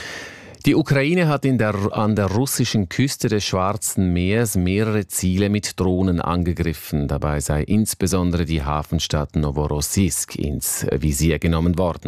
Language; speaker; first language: German; native; German